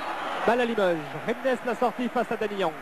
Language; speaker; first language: French; native; French